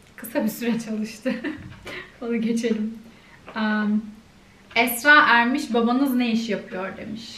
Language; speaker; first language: Turkish; native; Turkish